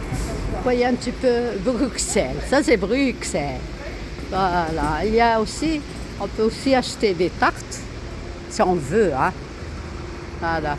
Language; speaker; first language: French; non-native, local second language; Arabic